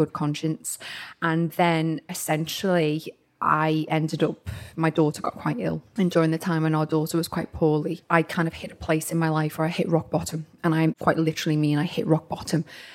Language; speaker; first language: English; native; English